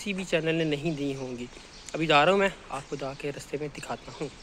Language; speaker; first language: Urdu; non-native, local second language; Punjabi